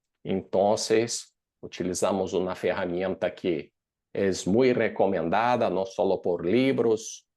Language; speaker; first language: Spanish; non-native, fluent; Portuguese